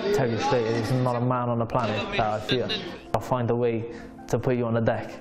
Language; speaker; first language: English; native; English